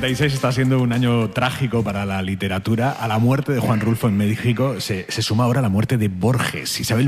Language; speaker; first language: Spanish; native; Spanish